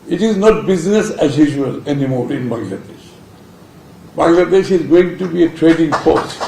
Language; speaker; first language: English; non-native, local second language; Bangla